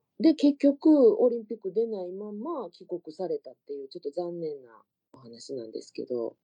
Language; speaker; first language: Japanese; native; Japanese